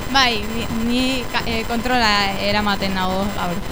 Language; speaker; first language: Basque; non-native, local second language; Spanish